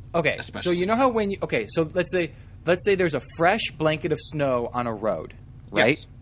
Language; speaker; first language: English; native; English